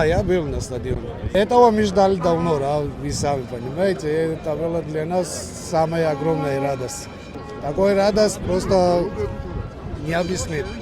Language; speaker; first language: Russian; non-native, fluent; Georgian